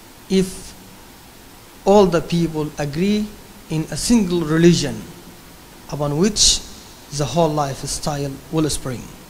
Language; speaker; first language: English; non-native, fluent; Arabic